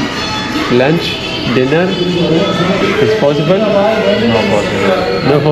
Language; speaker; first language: English; non-native, learner; Burmese